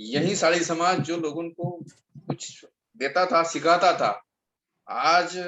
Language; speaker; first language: Hindi; non-native, local second language; Marathi